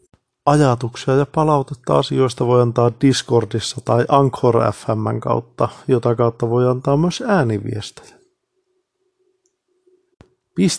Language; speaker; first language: Finnish; native; Finnish